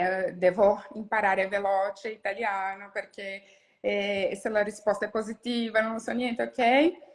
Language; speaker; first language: Italian; non-native, learner; Portuguese